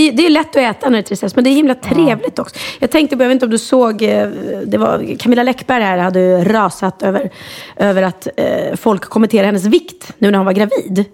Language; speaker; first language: Swedish; native; Swedish